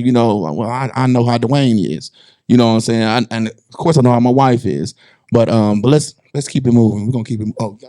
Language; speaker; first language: English; native; English